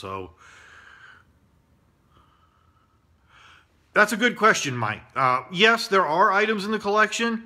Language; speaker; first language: English; native; English